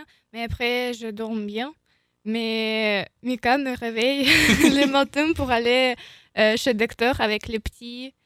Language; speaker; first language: French; non-native, learner; Ukrainian